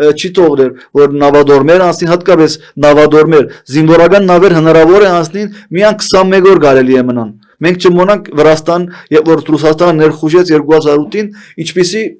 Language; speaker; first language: Armenian; early bilingual, heritage; Armenian